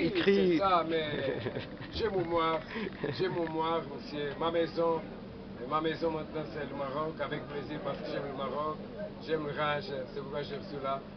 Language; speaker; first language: French; non-native, fluent; Portuguese